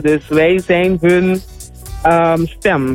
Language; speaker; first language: Dutch; non-native, local second language; Papiamento